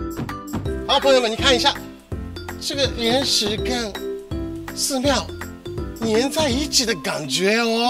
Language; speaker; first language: Chinese; non-native, fluent; Japanese